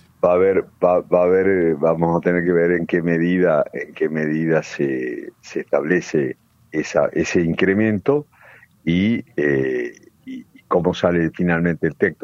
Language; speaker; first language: Spanish; native; Spanish